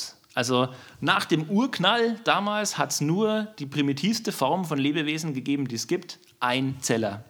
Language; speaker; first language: German; native; German